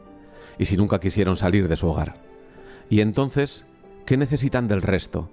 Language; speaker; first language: Spanish; native; Spanish